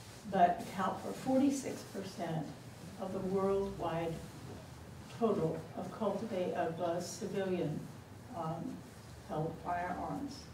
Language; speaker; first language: English; native; English